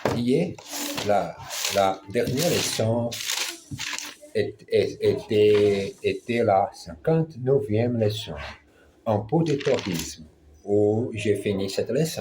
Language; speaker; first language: French; non-native, learner; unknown